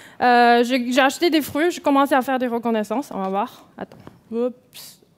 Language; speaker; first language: French; non-native, fluent; Chinese